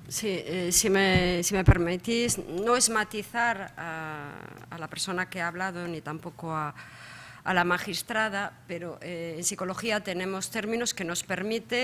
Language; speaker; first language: Spanish; native; Spanish